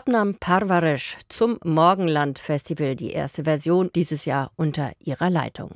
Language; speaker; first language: German; native; German